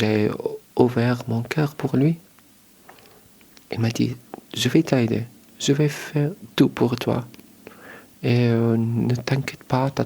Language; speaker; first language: French; early bilingual, other home language; Arabic